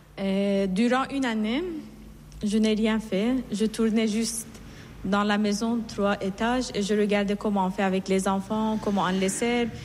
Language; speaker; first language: French; non-native, fluent; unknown